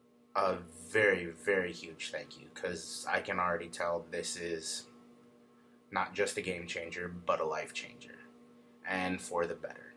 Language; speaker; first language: English; native; English